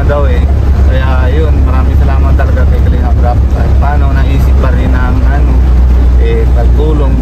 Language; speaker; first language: Filipino; non-native, learner; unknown